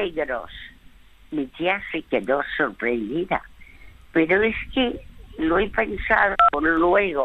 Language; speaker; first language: Spanish; early bilingual, other home language; French